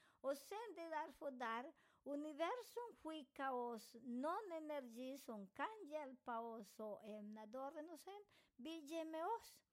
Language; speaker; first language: Swedish; non-native, learner; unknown